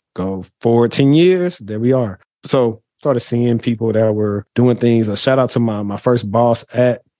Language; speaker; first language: English; native; English